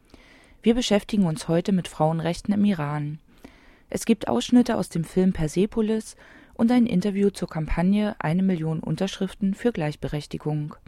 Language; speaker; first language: German; native; German